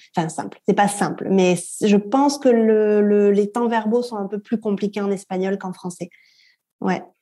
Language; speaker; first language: French; native; French